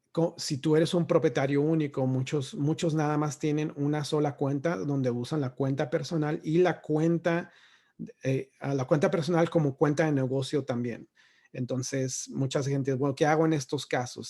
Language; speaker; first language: Spanish; native; Spanish